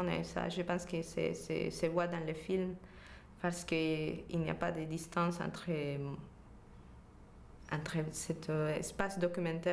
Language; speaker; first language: French; non-native, fluent; Spanish